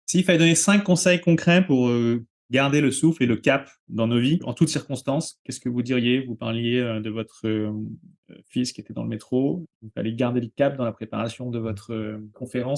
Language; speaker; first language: French; native; French